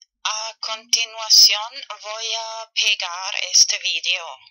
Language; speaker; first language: Spanish; non-native, fluent; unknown